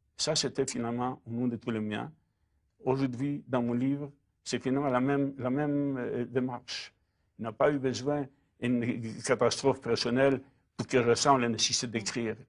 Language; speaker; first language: French; non-native, fluent; Polish